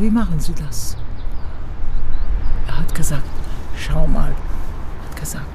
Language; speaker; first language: German; non-native, fluent; Croatian